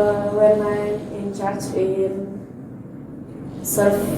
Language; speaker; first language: English; non-native, learner; Indonesian